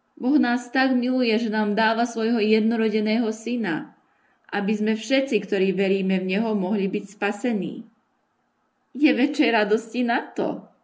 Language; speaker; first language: Slovak; early bilingual, heritage; Slovak